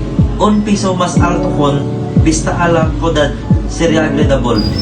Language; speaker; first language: Spanish; non-native, learner; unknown